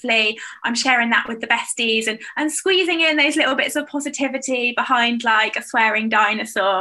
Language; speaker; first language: English; native; English